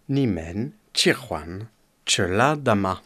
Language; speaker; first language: Chinese; non-native, fluent; French